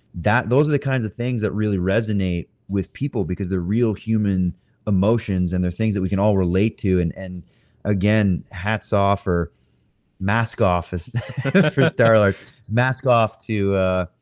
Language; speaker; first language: English; native; English